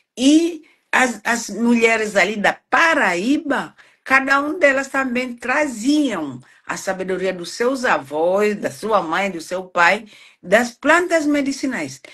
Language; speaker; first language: Portuguese; non-native, fluent; Swahili